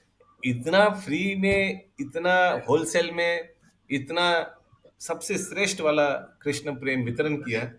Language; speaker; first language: Hindi; non-native, local second language; Bangla